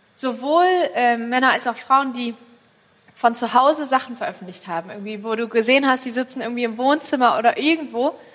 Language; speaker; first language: German; native; German